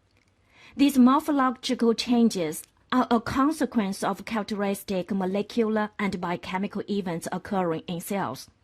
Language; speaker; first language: English; non-native, fluent; Chinese